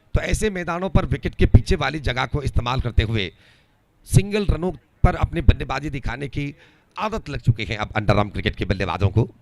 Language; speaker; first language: Hindi; non-native, local second language; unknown